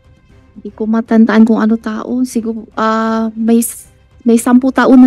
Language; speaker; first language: Filipino; non-native, learner; Chinese